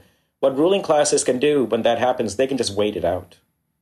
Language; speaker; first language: English; non-native, local second language; Hindi